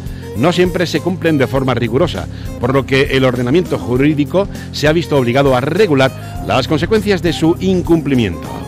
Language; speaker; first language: Spanish; native; Spanish